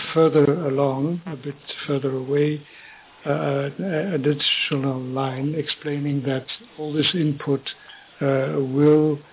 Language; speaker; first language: English; non-native, fluent; French